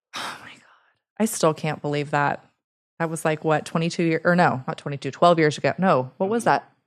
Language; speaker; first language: English; early bilingual, other home language; Italian